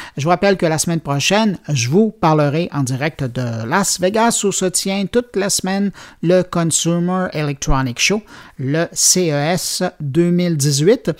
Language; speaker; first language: French; native; French